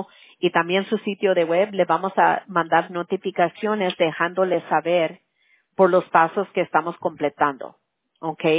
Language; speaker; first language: Spanish; early bilingual, heritage; English